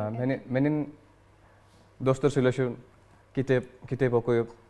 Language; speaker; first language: Kyrgyz; non-native, learner; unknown